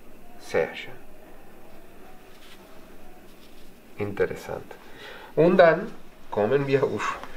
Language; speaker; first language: German; non-native, fluent; Spanish